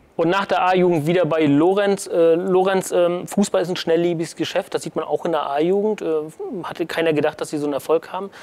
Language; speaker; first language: German; native; German